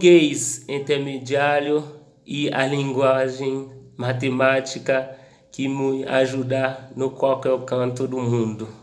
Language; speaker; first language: Portuguese; non-native, local second language; Haitian Creole